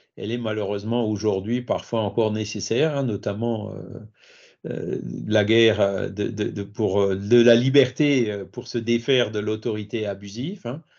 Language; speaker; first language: French; native; French